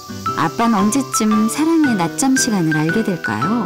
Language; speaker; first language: Korean; native; Korean